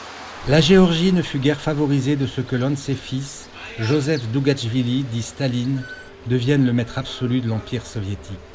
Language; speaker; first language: French; native; French